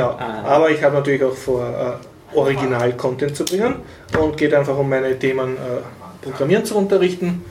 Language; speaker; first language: German; native; German